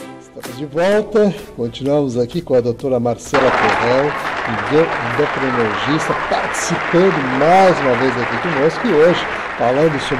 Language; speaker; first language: Portuguese; native; Portuguese